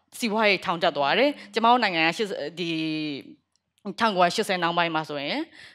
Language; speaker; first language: Burmese; native; Burmese